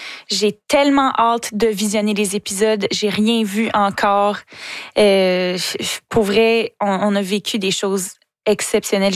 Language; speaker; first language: French; native; French